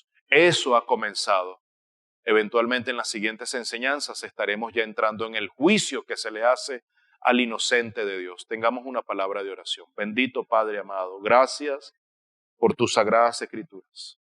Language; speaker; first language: Spanish; native; Spanish